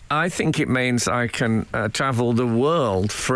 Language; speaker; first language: English; native; English